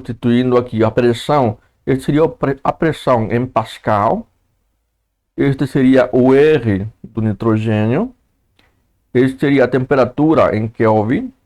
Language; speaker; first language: Portuguese; native; Portuguese